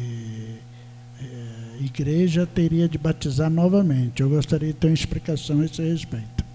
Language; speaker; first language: Portuguese; non-native, learner; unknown